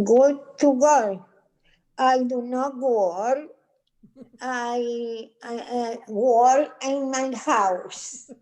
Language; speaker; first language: English; non-native, learner; Spanish